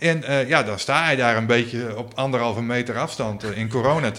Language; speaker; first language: Dutch; native; Dutch